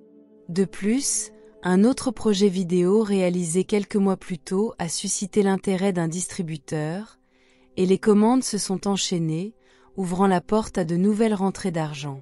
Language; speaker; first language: French; native; French